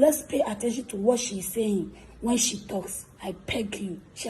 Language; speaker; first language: English; non-native, local second language; Akan